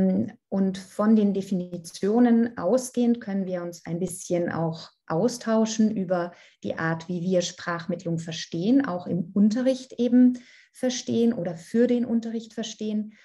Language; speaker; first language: German; non-native, fluent; Italian